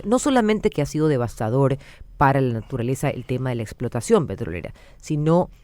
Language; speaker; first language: Spanish; native; Spanish